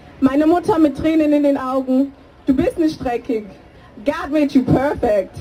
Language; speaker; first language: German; early bilingual, other home language; English